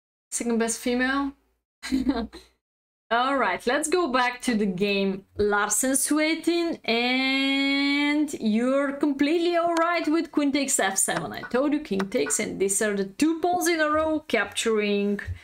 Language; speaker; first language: English; non-native, fluent; Bulgarian